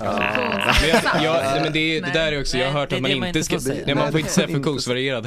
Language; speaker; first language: Swedish; native; Swedish